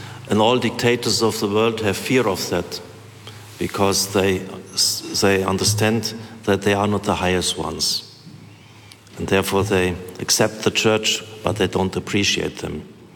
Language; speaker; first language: English; non-native, fluent; German